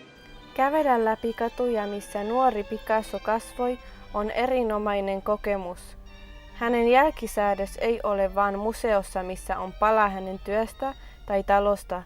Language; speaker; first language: Finnish; non-native, learner; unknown